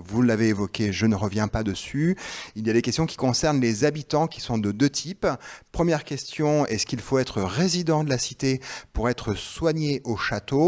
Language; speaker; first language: French; native; French